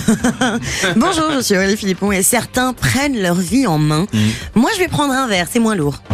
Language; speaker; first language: French; native; French